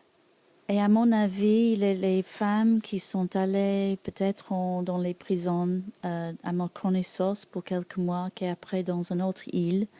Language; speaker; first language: French; non-native, learner; English